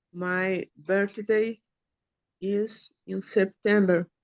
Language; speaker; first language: English; non-native, learner; Portuguese